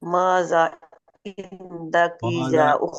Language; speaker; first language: Arabic; non-native, learner; Urdu